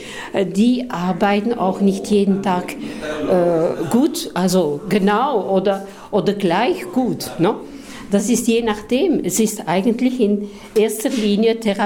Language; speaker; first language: German; non-native, fluent; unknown